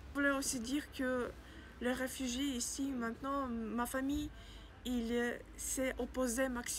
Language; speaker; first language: French; non-native, learner; Ukrainian